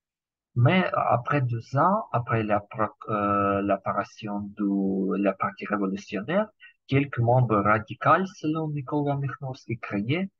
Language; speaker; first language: French; non-native, learner; Ukrainian